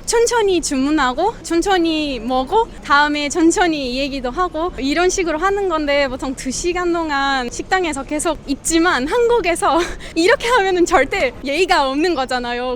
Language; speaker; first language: Korean; non-native, fluent; Portuguese